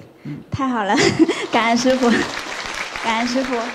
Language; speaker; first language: Chinese; native; Chinese